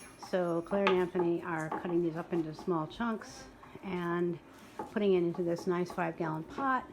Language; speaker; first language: English; native; English